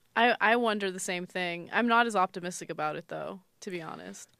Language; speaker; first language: English; early bilingual, other home language; Armenian